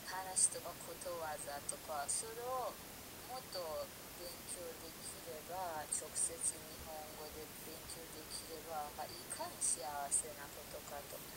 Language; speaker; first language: Japanese; non-native, fluent; Persian